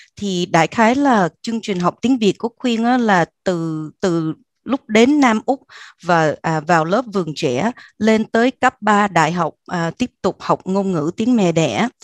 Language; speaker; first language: Vietnamese; early bilingual, heritage; Vietnamese